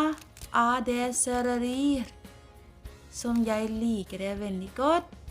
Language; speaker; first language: Norwegian; non-native, learner; Thai